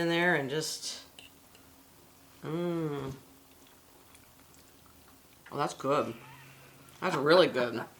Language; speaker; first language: English; native; English